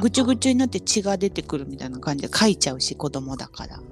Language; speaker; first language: Japanese; native; Japanese